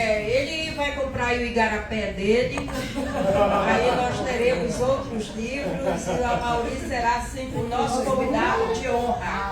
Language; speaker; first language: Portuguese; native; Portuguese